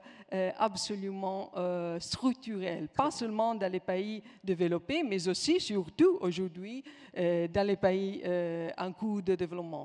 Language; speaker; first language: French; non-native, fluent; Italian